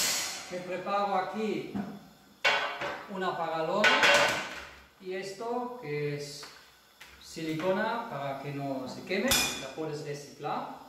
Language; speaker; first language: Spanish; non-native, fluent; German